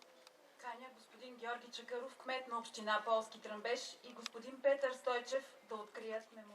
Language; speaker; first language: Bulgarian; native; Bulgarian